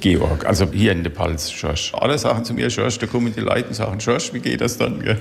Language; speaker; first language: German; native; German